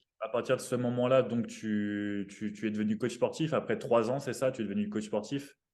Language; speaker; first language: French; native; French